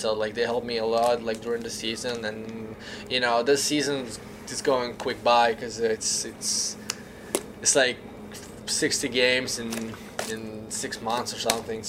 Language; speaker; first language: English; non-native, learner; Czech